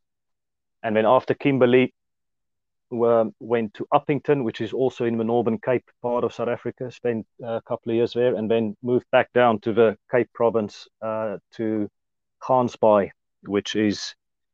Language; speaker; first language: English; non-native, local second language; Afrikaans